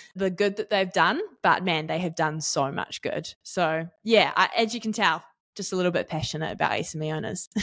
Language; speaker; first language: English; native; English